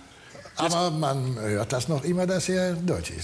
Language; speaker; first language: German; non-native, learner; Dutch